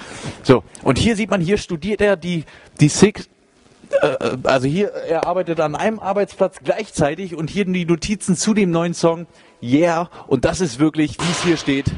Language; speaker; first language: German; native; German